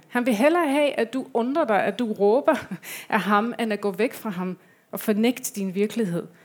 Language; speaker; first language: Danish; non-native, fluent; English